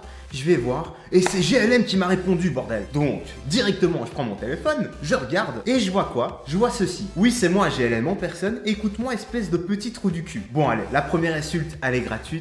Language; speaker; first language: French; native; French